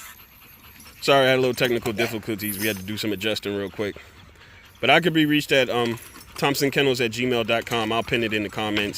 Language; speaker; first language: English; native; English